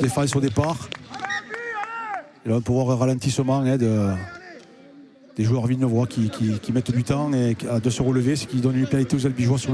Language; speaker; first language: French; native; French